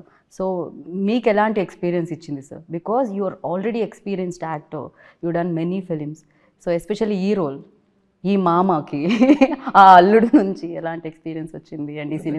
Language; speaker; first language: Telugu; native; Telugu